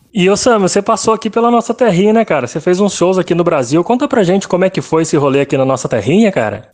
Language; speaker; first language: Portuguese; native; Portuguese